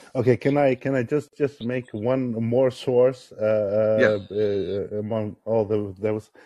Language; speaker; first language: English; non-native, fluent; Dutch